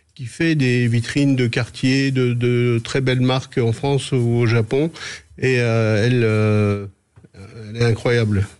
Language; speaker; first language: French; native; French